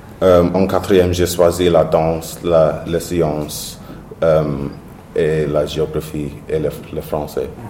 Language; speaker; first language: French; non-native, learner; English